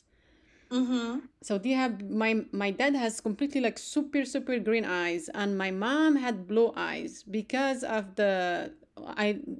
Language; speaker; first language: English; non-native, fluent; Arabic